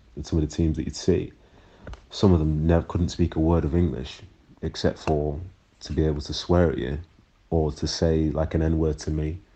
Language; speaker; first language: English; native; English